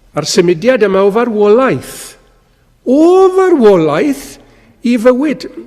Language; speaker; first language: Welsh; native; Welsh